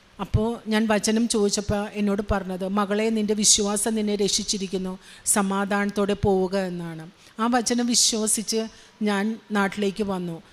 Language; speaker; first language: Malayalam; native; Malayalam